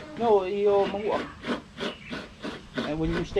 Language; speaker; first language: English; non-native, learner; Filipino